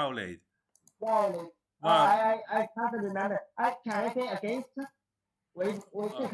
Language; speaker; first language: English; non-native, learner; Chinese